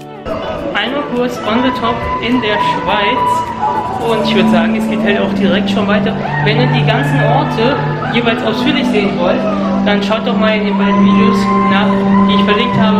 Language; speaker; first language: German; native; German